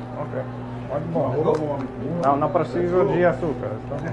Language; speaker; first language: Portuguese; non-native, learner; English